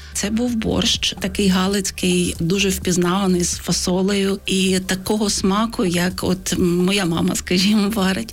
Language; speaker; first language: Ukrainian; native; Ukrainian